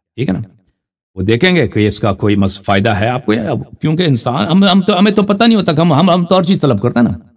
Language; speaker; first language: Urdu; non-native, fluent; Persian